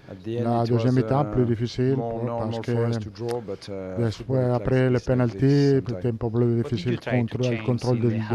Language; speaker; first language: French; non-native, learner; Italian